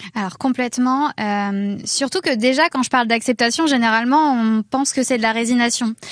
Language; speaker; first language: French; native; French